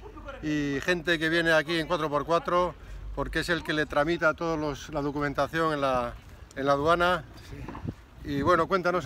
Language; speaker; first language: Spanish; native; Spanish